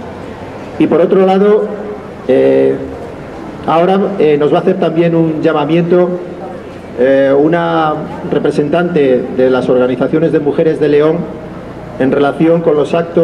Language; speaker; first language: Spanish; native; Spanish